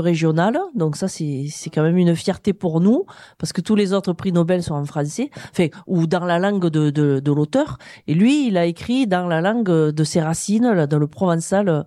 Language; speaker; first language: French; native; French